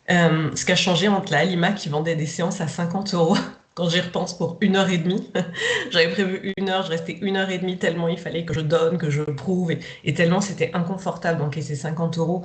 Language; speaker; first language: French; native; French